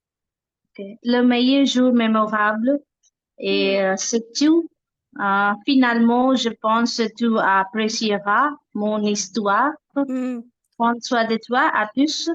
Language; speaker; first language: French; non-native, learner; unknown